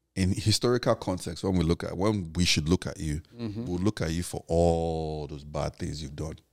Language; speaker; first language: English; non-native, local second language; Igbo